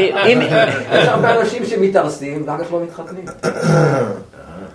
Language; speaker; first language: Hebrew; non-native, fluent; English